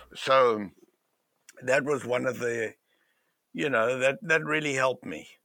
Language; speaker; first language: English; native; English